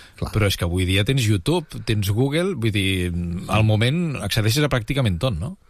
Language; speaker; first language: Catalan; native; Catalan